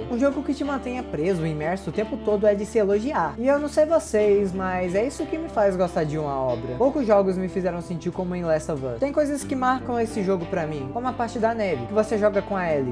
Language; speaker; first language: Portuguese; native; Portuguese